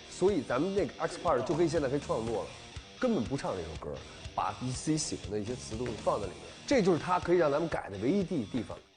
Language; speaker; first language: Chinese; native; Chinese